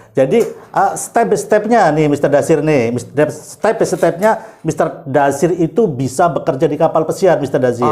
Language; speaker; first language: Indonesian; native; Indonesian